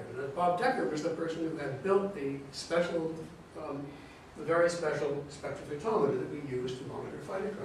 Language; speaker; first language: English; native; English